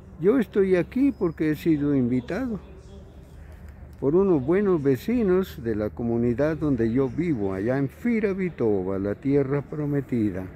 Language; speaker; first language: Spanish; native; Spanish